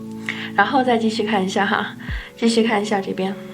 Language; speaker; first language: Chinese; native; Chinese